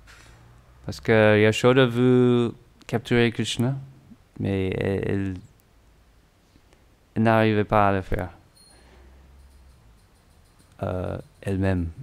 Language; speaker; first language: French; non-native, learner; English